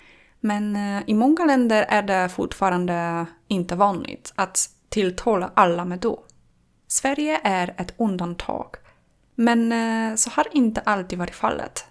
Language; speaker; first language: Swedish; non-native, fluent; Polish